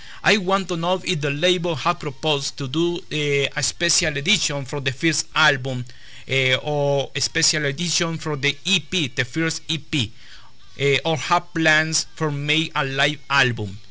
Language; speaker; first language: English; non-native, learner; Spanish